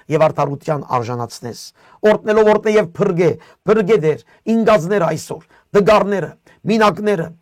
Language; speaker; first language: Armenian; early bilingual, heritage; Armenian